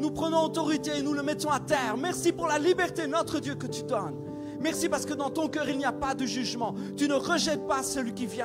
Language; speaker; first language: French; native; French